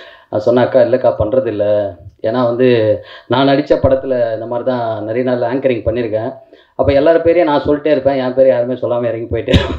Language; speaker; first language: Tamil; native; Tamil